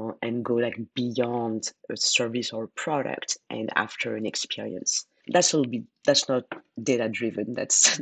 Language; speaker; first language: English; non-native, fluent; French